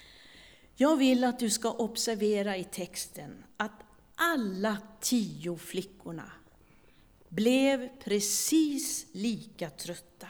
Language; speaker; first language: Swedish; native; Swedish